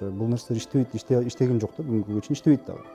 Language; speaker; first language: Kyrgyz; native; Kyrgyz